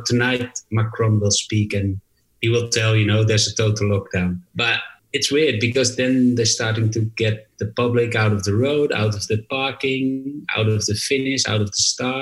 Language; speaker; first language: English; non-native, fluent; Dutch